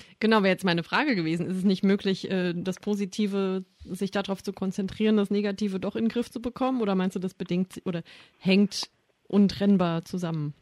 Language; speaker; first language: German; native; German